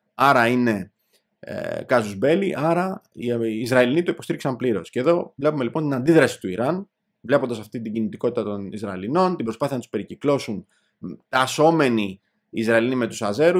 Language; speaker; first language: Greek; native; Greek